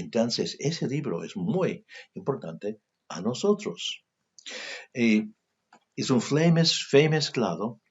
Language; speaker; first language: Spanish; non-native, fluent; English